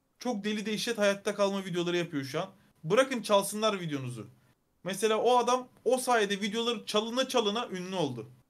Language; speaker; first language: Turkish; native; Turkish